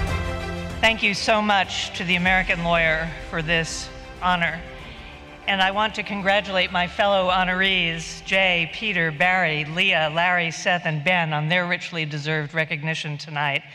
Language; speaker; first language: English; native; English